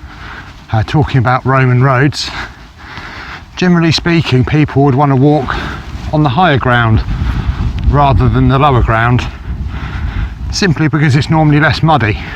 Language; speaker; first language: English; native; English